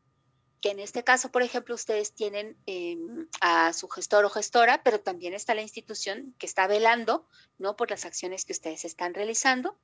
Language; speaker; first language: Spanish; native; Spanish